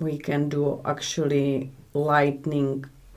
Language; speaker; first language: English; non-native, learner; Czech